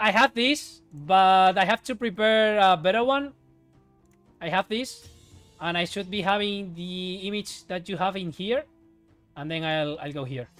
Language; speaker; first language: English; non-native, fluent; Spanish